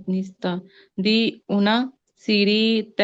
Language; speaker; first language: Italian; non-native, learner; Punjabi